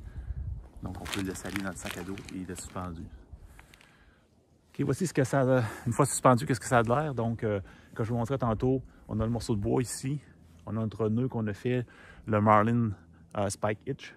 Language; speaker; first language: French; native; French